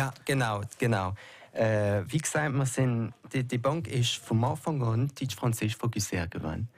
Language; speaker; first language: German; non-native, local second language; French